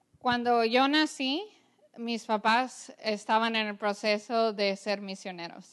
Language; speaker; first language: Spanish; early bilingual, other home language; English